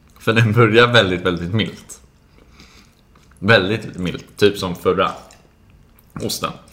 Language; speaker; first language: Swedish; native; Swedish